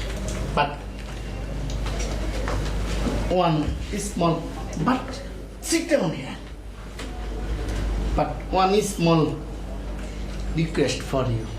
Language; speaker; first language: English; non-native, learner; Bangla